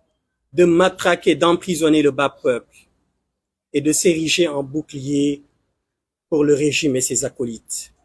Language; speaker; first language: French; non-native, local second language; Wolof